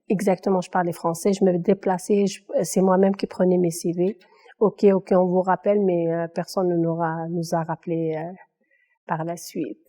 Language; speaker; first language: French; non-native, local second language; Kabyle